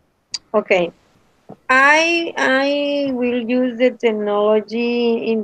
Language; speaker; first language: English; non-native, learner; Spanish